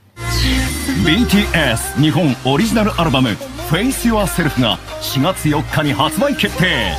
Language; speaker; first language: Japanese; native; Japanese